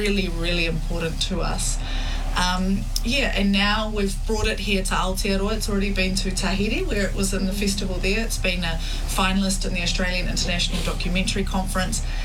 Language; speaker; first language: English; native; English